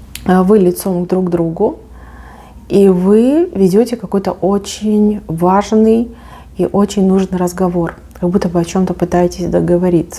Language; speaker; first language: Russian; native; Russian